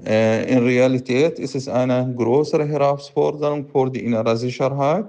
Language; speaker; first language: German; non-native, fluent; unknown